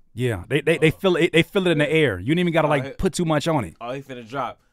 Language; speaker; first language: English; native; English